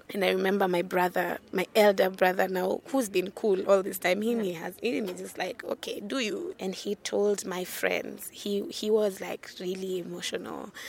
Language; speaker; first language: English; non-native, local second language; Luo (Kenya and Tanzania)